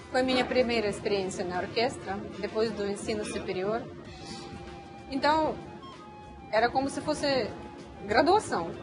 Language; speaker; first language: Portuguese; non-native, fluent; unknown